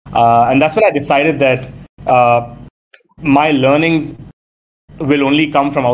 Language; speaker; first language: English; non-native, local second language; Tamil